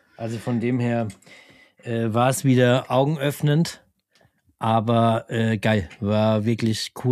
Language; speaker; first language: German; native; German